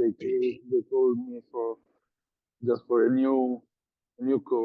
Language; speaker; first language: English; non-native, learner; Italian